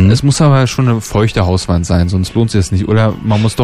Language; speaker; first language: German; native; German